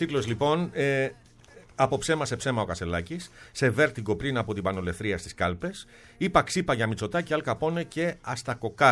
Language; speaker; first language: Greek; native; Greek